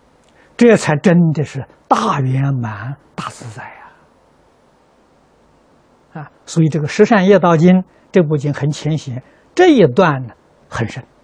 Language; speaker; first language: Chinese; native; Chinese